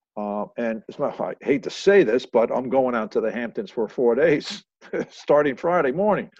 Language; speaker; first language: English; native; English